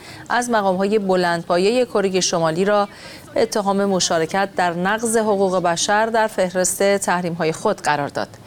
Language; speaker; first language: Persian; native; Persian